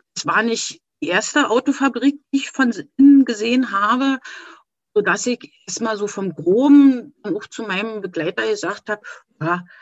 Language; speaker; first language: German; native; German